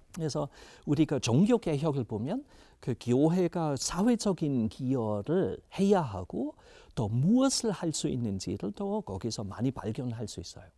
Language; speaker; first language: Korean; non-native, fluent; German